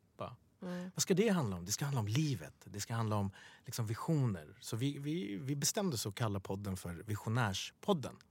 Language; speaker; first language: Swedish; early bilingual, other home language; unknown